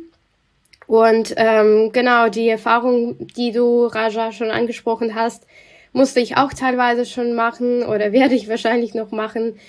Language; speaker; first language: German; non-native, fluent; Russian